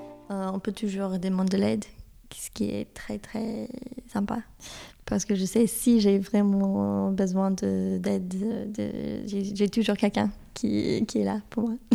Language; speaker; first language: French; non-native, fluent; English